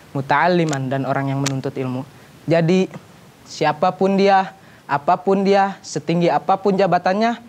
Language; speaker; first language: Indonesian; native; Indonesian